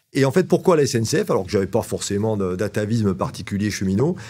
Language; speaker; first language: French; native; French